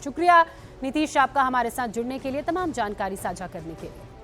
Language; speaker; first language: Hindi; native; Hindi